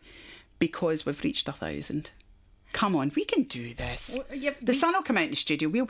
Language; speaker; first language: English; native; English